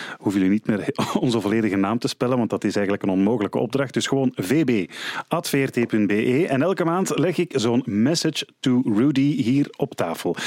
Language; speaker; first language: Dutch; native; Dutch